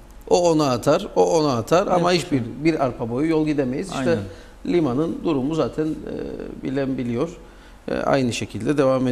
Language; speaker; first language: Turkish; native; Turkish